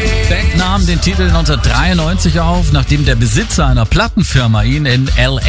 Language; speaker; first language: German; native; German